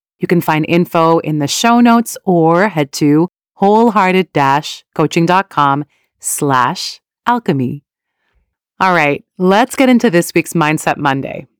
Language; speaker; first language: English; early bilingual, other home language; Persian